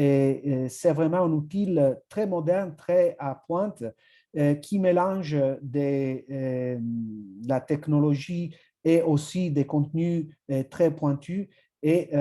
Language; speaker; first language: French; non-native, fluent; Italian